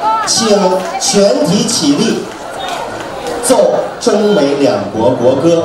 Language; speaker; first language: Chinese; native; Chinese